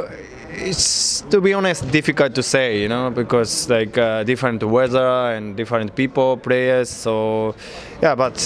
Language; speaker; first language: English; non-native, learner; Japanese